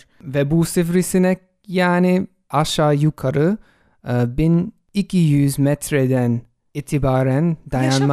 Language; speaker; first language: Turkish; non-native, fluent; English